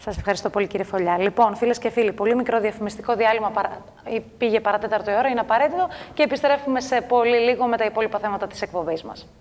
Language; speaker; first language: Greek; native; Greek